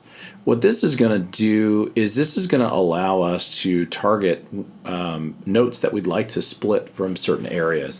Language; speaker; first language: English; native; English